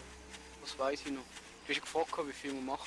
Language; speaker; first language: German; native; German